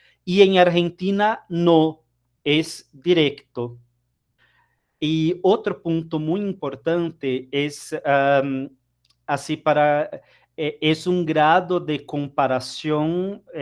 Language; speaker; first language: Spanish; non-native, fluent; Portuguese